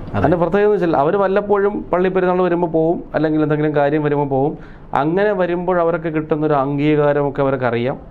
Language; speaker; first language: Malayalam; native; Malayalam